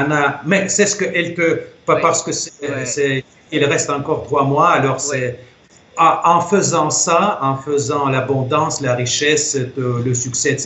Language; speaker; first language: French; non-native, fluent; Russian